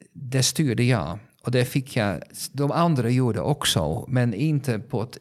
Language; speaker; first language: Swedish; non-native, fluent; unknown